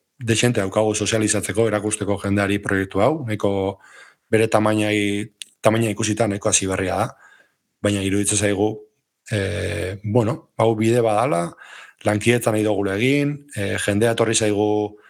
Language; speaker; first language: Basque; native; Basque